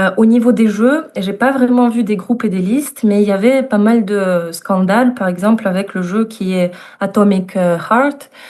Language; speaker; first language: French; non-native, fluent; Russian